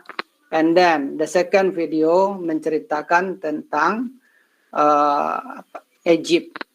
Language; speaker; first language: English; non-native, learner; Indonesian